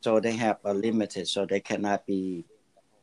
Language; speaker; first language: English; early bilingual, other home language; Lao